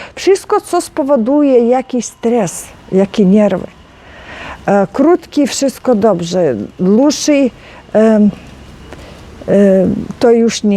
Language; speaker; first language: Polish; non-native, learner; Ukrainian